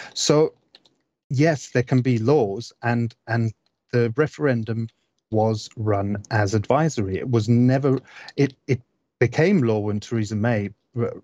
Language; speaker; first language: English; native; English